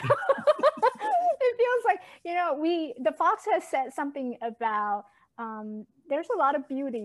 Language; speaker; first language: English; non-native, fluent; Chinese